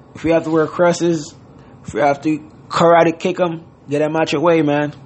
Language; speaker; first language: English; non-native, fluent; Haitian Creole